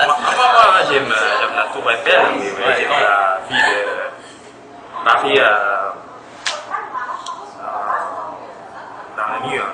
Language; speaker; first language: French; non-native, fluent; Korean